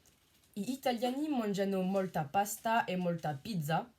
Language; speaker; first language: Italian; non-native, learner; French